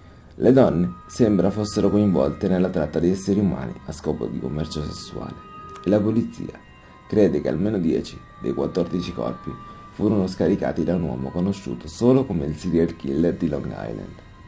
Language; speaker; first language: Italian; native; Italian